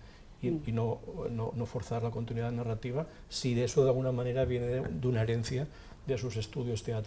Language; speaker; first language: Spanish; native; Spanish